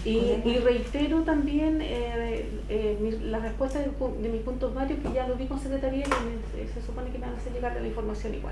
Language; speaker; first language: Spanish; native; Spanish